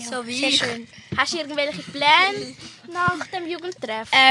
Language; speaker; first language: German; native; German